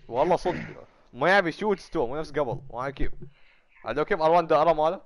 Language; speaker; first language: Arabic; native; Arabic